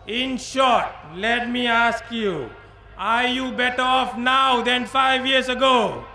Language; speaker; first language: English; non-native, local second language; Tamil